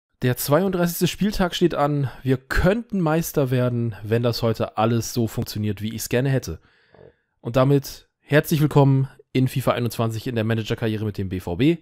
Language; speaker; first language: German; native; German